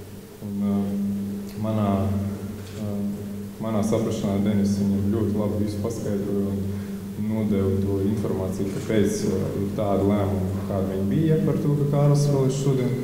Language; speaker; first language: Latvian; non-native, local second language; Russian